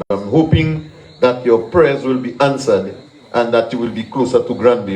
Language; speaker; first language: English; native; English